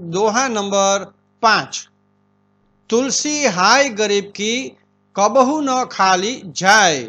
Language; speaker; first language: Hindi; non-native, local second language; Gujarati